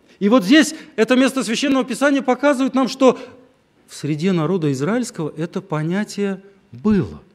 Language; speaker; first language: Russian; native; Russian